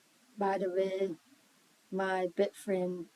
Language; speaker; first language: English; non-native, learner; Thai